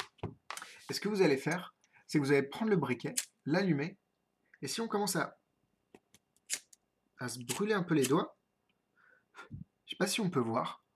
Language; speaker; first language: French; native; French